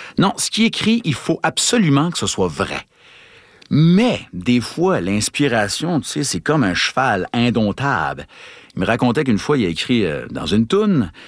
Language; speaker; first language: French; native; French